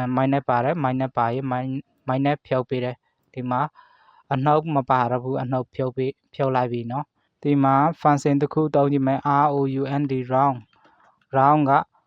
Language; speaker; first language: Burmese; native; Burmese